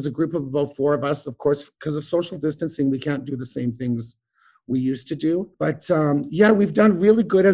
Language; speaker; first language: English; native; English